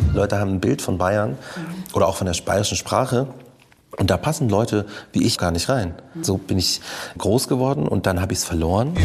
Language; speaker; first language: German; native; German